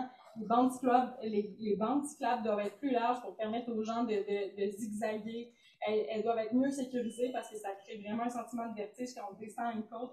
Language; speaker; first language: French; native; French